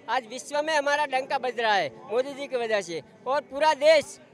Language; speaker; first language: Hindi; non-native, local second language; Gujarati